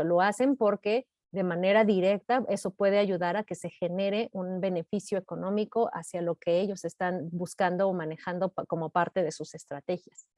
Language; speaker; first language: Spanish; native; Spanish